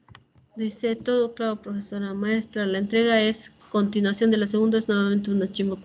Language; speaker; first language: Spanish; native; Spanish